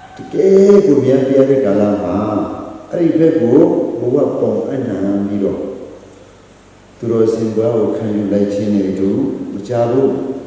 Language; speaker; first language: Burmese; non-native, local second language; Hakha Chin